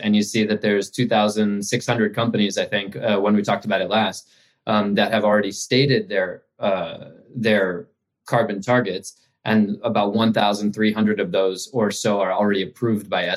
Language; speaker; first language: English; native; English